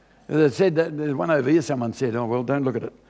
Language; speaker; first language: English; native; English